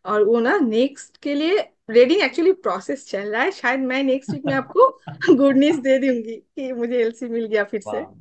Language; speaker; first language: Hindi; non-native, local second language; Bangla